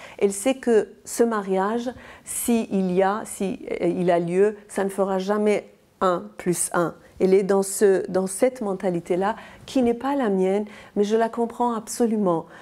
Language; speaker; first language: French; non-native, fluent; Persian